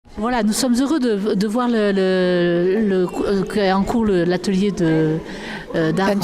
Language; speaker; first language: French; native; French